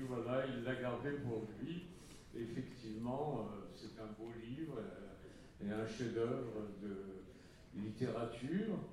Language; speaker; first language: French; native; French